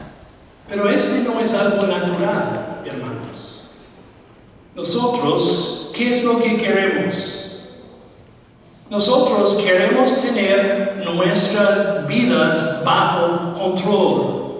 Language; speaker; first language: Spanish; non-native, fluent; English